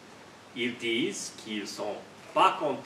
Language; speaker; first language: French; non-native, learner; English